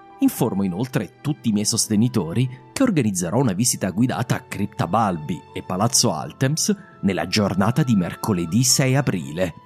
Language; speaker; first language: Italian; native; Italian